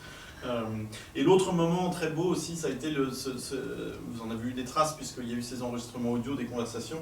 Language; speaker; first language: French; native; French